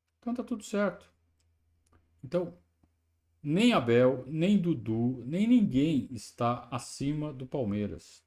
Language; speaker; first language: Portuguese; native; Portuguese